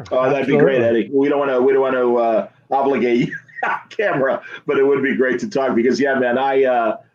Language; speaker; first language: English; native; English